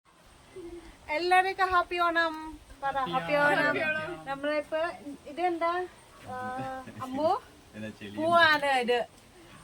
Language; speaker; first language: Malayalam; non-native, learner; Bodo